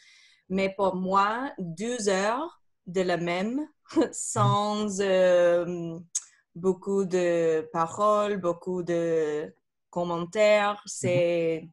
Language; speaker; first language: French; non-native, learner; Spanish